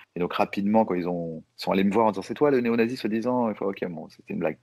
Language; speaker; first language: French; native; French